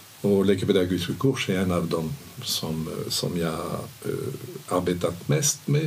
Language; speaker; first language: Swedish; non-native, fluent; French